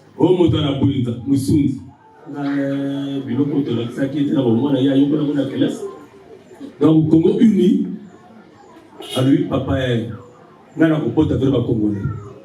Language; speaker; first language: Lingala; native; Lingala